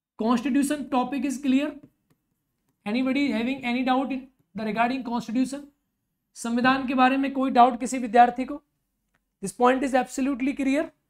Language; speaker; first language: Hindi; native; Hindi